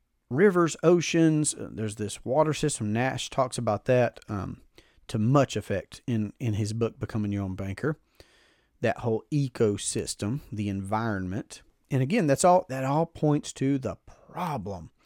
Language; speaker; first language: English; native; English